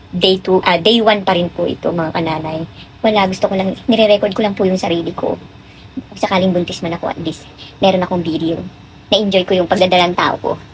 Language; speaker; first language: Filipino; native; Filipino